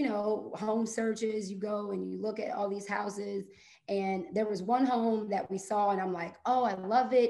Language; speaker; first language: English; native; English